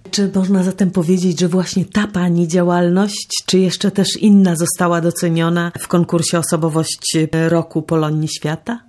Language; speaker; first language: Polish; native; Polish